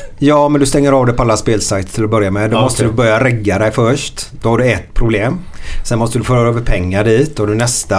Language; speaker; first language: Swedish; native; Swedish